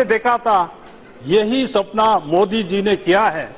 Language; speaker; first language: Hindi; non-native, local second language; Adi